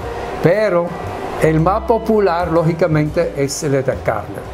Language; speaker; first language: Spanish; non-native, fluent; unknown